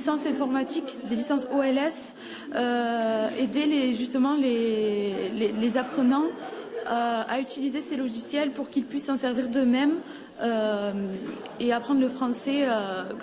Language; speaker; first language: French; native; French